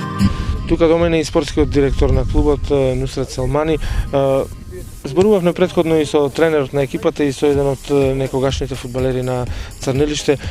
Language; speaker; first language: Macedonian; native; Macedonian